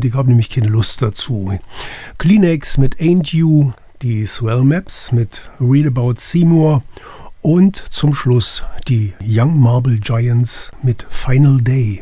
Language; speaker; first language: German; native; German